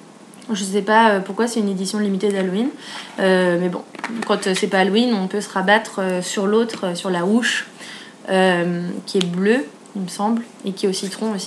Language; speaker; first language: French; native; French